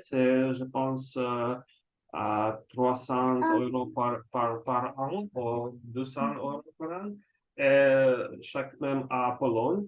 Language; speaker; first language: French; non-native, learner; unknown